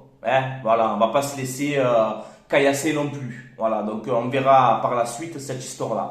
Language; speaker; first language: French; native; French